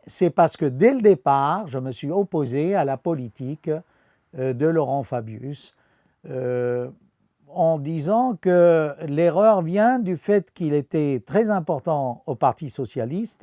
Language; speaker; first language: French; non-native, fluent; Arabic